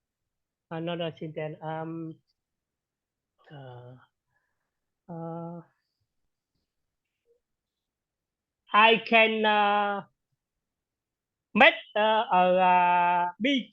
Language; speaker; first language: English; non-native, learner; Vietnamese